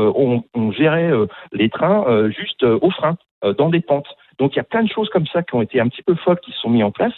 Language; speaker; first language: French; native; French